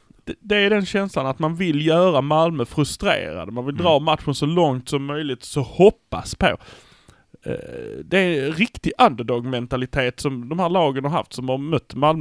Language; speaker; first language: Swedish; native; Swedish